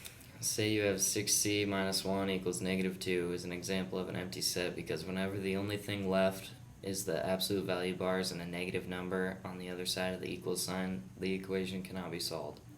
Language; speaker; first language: English; native; English